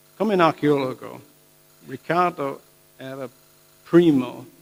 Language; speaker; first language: Italian; non-native, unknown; English